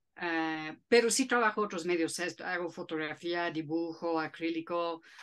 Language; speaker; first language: Spanish; non-native, fluent; English